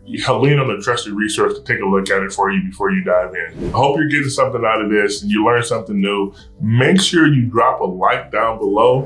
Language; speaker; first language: English; native; English